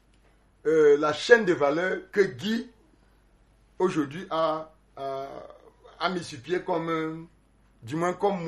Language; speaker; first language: French; non-native, local second language; Basaa